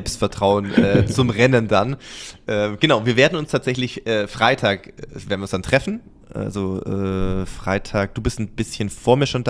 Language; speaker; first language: German; native; German